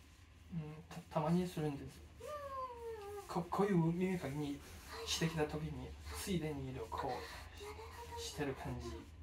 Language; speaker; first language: Japanese; non-native, fluent; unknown